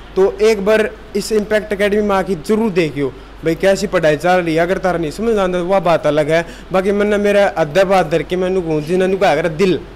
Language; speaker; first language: Hindi; native; Hindi